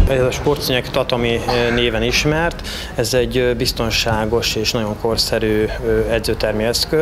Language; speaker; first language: Hungarian; native; Hungarian